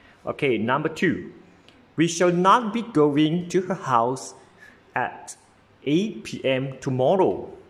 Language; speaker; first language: English; non-native, local second language; Chinese